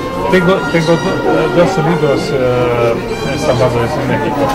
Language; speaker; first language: Spanish; non-native, learner; Romanian